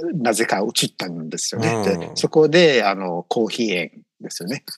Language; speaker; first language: Japanese; non-native, fluent; English